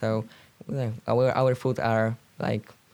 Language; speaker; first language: English; non-native, learner; Polish